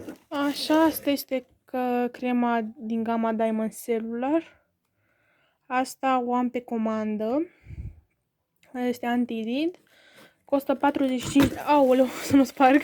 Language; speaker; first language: Romanian; native; Romanian